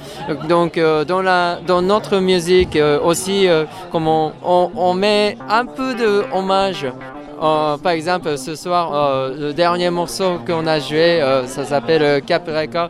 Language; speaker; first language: French; non-native, fluent; Japanese